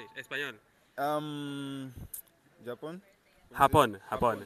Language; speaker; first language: Spanish; non-native, learner; Portuguese